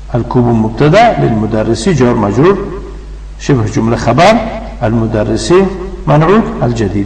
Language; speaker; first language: Arabic; non-native, fluent; Tajik